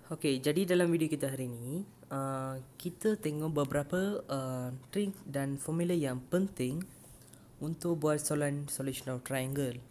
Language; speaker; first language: Malay; non-native, local second language; Tamil